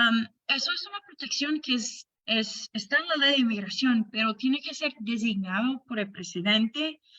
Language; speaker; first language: Spanish; non-native, fluent; English